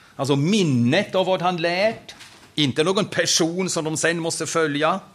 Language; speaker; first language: Swedish; non-native, fluent; German